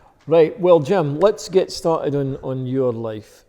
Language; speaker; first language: English; native; English